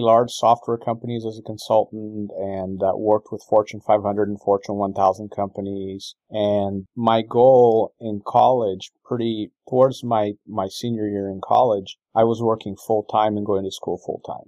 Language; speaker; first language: English; non-native, fluent; Portuguese